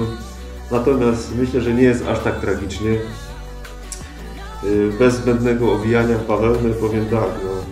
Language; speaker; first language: Polish; native; Polish